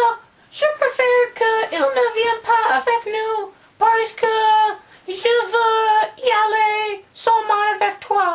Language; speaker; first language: French; non-native, learner; English